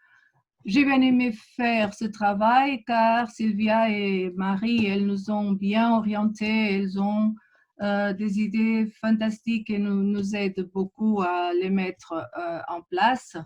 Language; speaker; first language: French; non-native, fluent; Portuguese